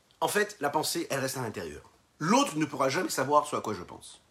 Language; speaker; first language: French; native; French